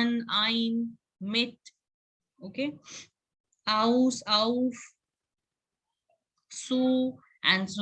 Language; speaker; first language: German; non-native, learner; Hindi